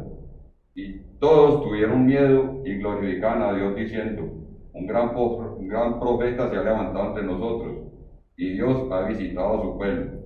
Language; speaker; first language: Spanish; native; Spanish